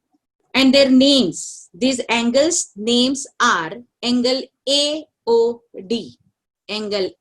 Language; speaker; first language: English; non-native, local second language; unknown